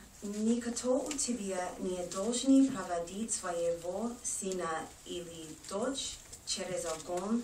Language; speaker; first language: Russian; non-native, learner; English